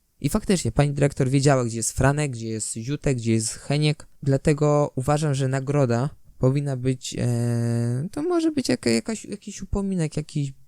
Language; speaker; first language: Polish; native; Polish